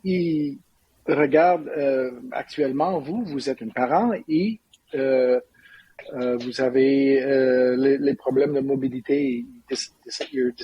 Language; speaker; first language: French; non-native, learner; English